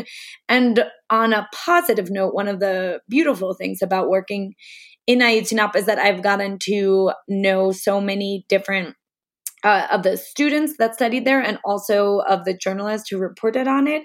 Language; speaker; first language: English; native; English